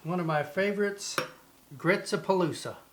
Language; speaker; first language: English; native; English